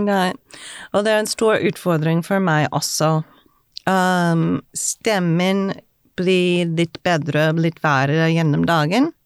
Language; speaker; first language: Norwegian; non-native, fluent; English